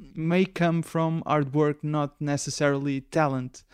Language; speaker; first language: English; non-native, fluent; Portuguese